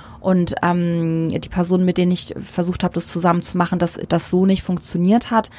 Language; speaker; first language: German; early bilingual, other home language; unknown